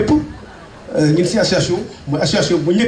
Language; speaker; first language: French; non-native, local second language; Wolof